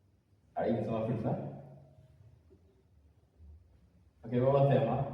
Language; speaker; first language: Norwegian; early bilingual, other home language; Amharic